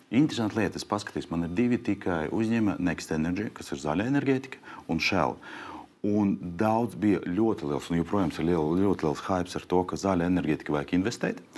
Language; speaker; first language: Latvian; non-native, local second language; Russian